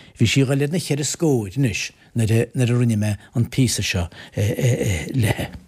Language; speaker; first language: Irish; native; Irish